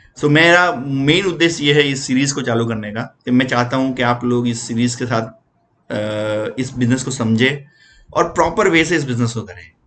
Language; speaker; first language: Hindi; non-native, local second language; Gujarati